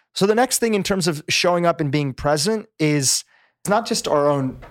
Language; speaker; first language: English; native; English